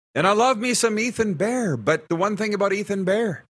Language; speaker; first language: English; native; English